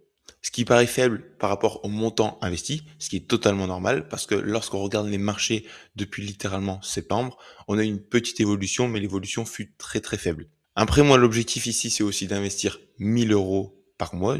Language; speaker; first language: French; native; French